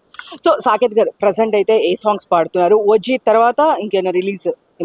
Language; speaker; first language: Telugu; native; Telugu